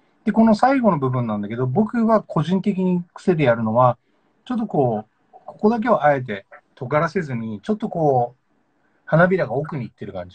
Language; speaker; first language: Japanese; native; Japanese